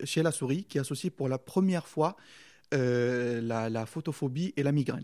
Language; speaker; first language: French; non-native, local second language; Arabic